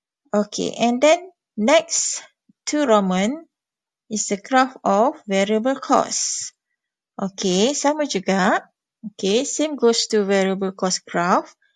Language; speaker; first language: English; non-native, local second language; Malay